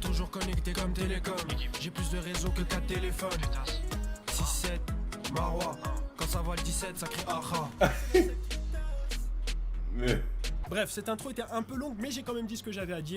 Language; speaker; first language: French; native; French